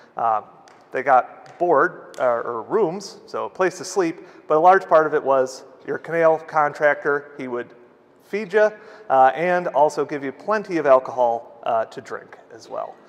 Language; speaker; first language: English; native; English